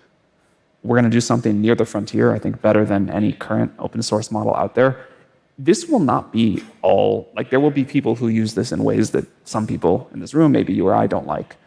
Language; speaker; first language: English; native; English